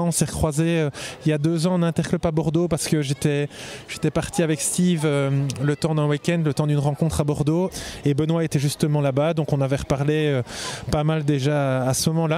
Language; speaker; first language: French; native; French